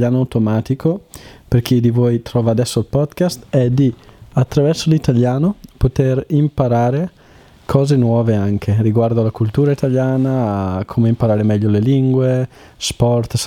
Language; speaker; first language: Italian; native; Italian